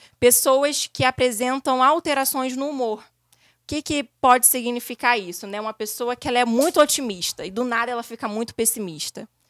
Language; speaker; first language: Portuguese; native; Portuguese